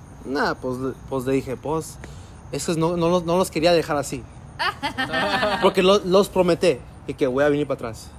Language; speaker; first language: Spanish; non-native, learner; English